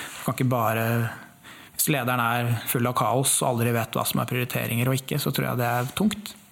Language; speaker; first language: Norwegian; native; Norwegian